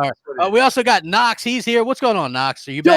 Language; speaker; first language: English; native; English